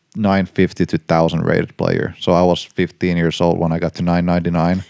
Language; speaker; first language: English; non-native, fluent; Finnish